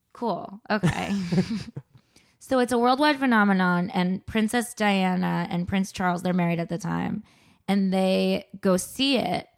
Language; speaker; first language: English; native; English